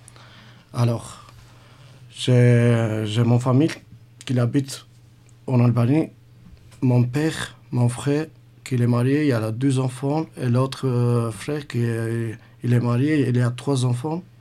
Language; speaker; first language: French; non-native, learner; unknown